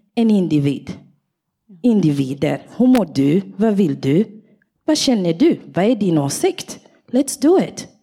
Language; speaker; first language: Swedish; early bilingual, other home language; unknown